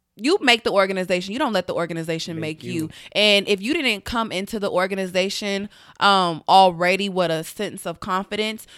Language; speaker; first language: English; native; English